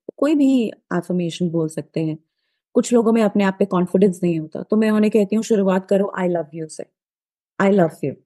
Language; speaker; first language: Hindi; native; Hindi